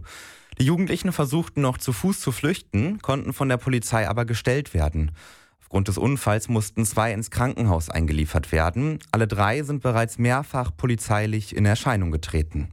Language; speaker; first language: German; native; German